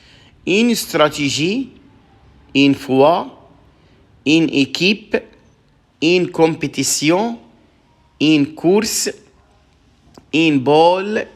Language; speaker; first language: French; non-native, fluent; Arabic